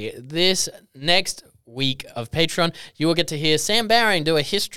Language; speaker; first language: English; native; English